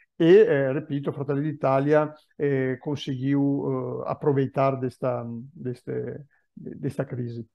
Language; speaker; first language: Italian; native; Italian